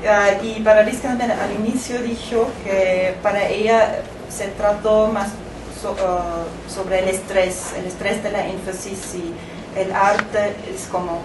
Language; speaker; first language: Spanish; non-native, fluent; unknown